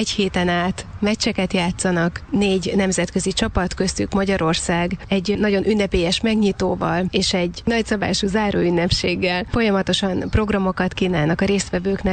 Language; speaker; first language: Hungarian; native; Hungarian